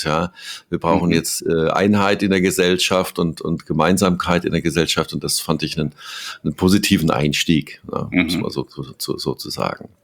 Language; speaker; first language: German; native; German